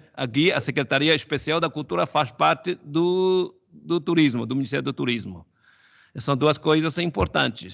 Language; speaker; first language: Portuguese; non-native, fluent; Chinese